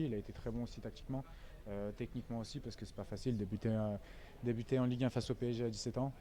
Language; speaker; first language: French; native; French